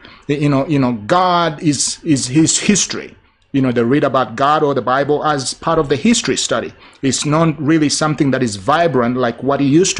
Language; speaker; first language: English; non-native, local second language; Ganda